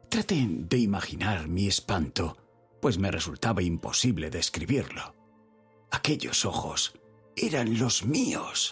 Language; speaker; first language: Spanish; native; Spanish